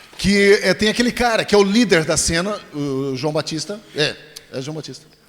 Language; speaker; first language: Portuguese; native; Portuguese